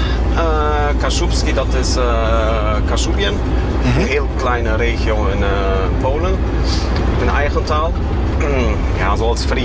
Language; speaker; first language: Dutch; non-native, fluent; Kashubian